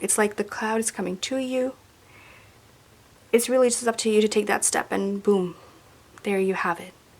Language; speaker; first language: English; native; English